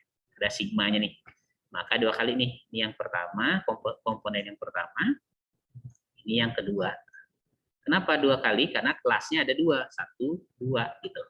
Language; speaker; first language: Indonesian; native; Indonesian